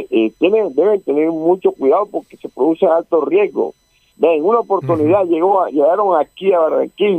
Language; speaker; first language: Spanish; native; Spanish